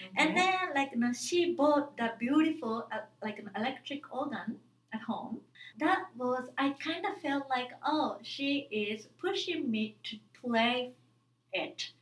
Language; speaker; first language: English; non-native, fluent; Japanese